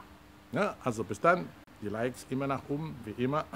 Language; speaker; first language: German; non-native, fluent; Polish